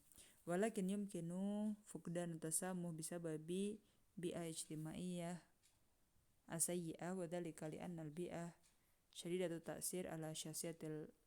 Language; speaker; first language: Arabic; non-native, fluent; Indonesian